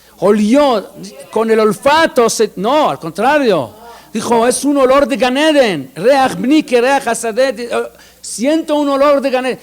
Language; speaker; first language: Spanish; non-native, fluent; Hebrew